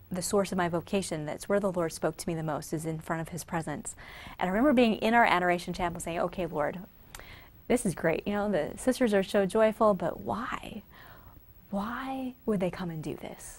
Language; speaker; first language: English; native; English